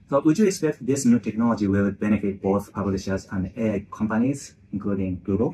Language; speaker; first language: English; non-native, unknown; Japanese